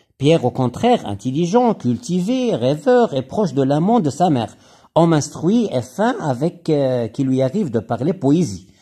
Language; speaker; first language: French; non-native, local second language; Arabic